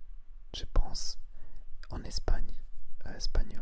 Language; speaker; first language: French; non-native, learner; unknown